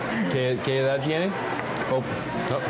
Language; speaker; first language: Spanish; non-native, learner; English